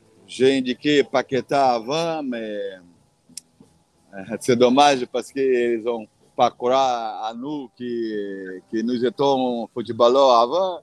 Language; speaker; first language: French; non-native, fluent; Portuguese